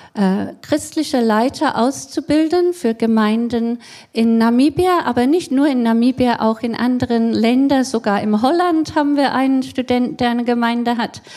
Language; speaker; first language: German; non-native, fluent; English